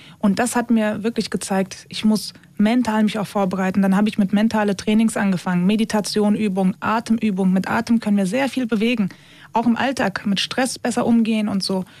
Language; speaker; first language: German; early bilingual, other home language; Turkish